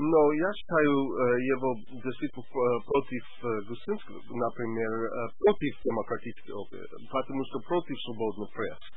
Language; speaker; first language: Russian; non-native, learner; English